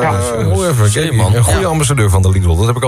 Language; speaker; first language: Dutch; native; Dutch